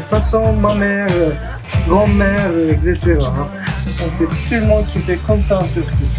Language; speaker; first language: French; early bilingual, other home language; Turkish